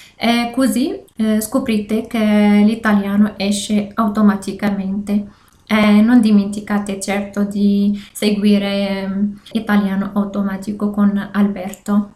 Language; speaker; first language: Italian; non-native, learner; Arabic